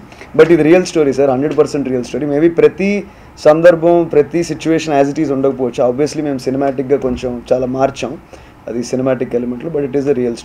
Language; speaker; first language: Telugu; native; Telugu